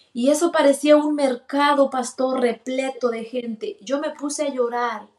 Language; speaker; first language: Spanish; native; Spanish